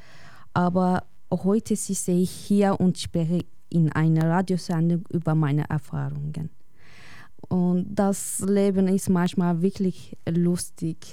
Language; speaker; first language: German; non-native, fluent; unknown